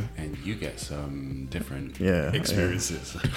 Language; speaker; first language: English; early bilingual, other home language; Yoruba